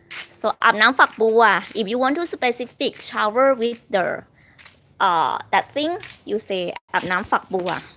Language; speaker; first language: English; non-native, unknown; Thai